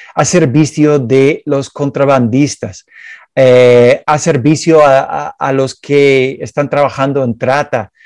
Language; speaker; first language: Spanish; non-native, fluent; English